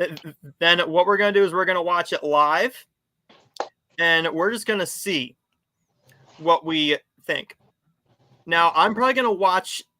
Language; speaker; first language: English; native; English